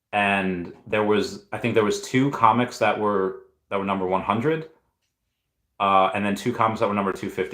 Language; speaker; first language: English; native; English